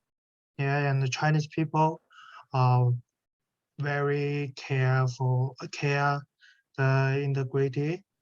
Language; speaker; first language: English; non-native, learner; Chinese